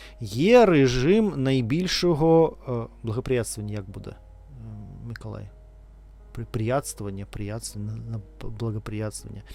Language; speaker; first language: Ukrainian; non-native, local second language; Russian